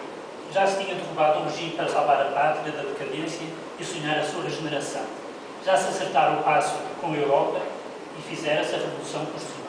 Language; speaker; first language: Portuguese; native; Portuguese